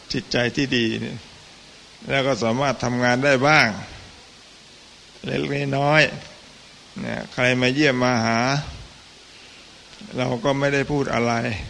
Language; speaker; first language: Thai; native; Thai